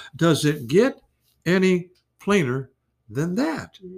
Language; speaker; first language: English; native; English